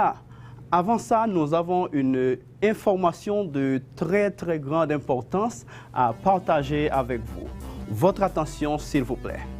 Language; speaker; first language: French; non-native, fluent; Spanish